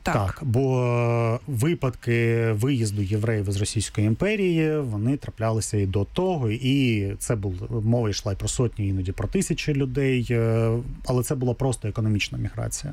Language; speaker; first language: Ukrainian; native; Ukrainian